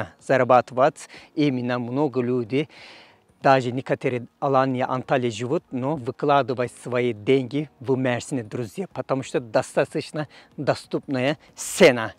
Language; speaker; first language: Russian; non-native, fluent; Turkish